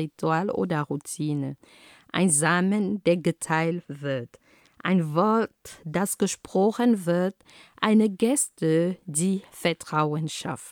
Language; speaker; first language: German; non-native, fluent; Ghomala